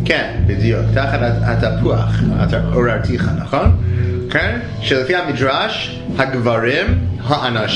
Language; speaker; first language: Hebrew; non-native, fluent; English